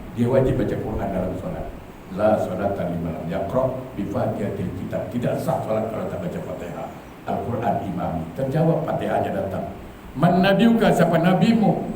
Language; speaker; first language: Malay; native; Malay